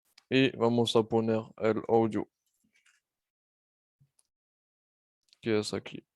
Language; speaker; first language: Spanish; non-native, fluent; French